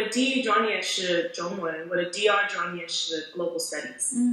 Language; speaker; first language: Chinese; non-native, learner; English